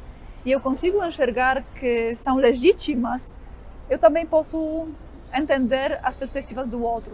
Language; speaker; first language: Portuguese; non-native, fluent; Polish